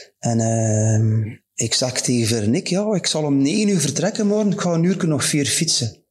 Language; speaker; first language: Dutch; native; Dutch